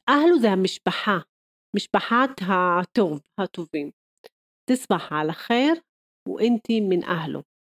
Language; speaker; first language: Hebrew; non-native, local second language; Arabic